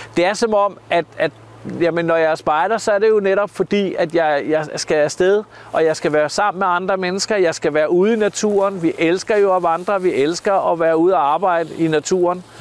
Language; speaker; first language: Danish; native; Danish